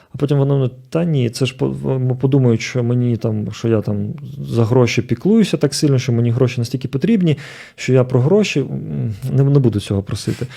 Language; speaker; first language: Ukrainian; native; Ukrainian